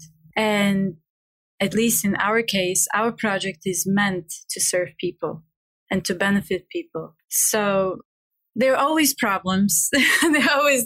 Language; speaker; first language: English; non-native, fluent; Bulgarian